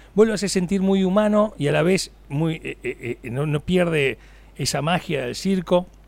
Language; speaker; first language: Spanish; native; Spanish